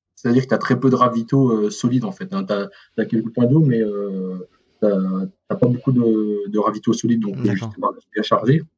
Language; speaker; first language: French; native; French